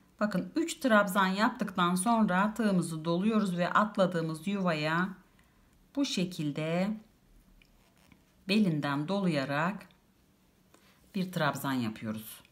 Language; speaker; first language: Turkish; native; Turkish